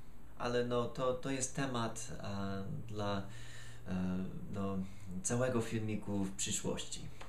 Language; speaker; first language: Polish; non-native, fluent; English